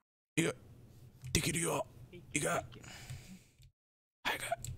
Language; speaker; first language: Japanese; non-native, learner; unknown